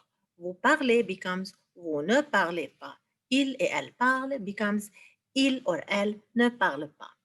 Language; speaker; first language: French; non-native, fluent; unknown